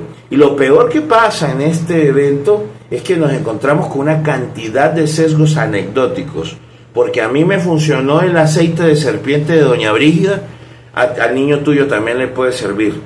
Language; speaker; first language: Spanish; native; Spanish